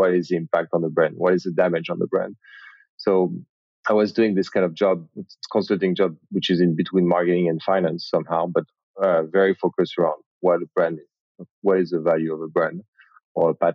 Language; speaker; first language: English; non-native, fluent; French